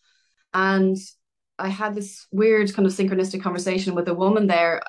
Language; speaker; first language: English; native; English